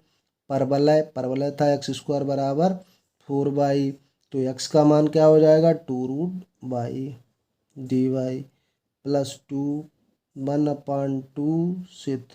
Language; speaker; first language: Hindi; native; Hindi